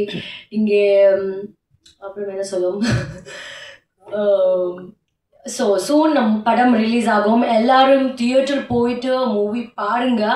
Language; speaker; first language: Tamil; non-native, learner; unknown